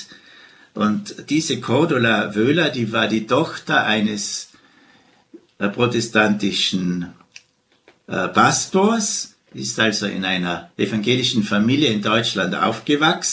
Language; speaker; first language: German; native; German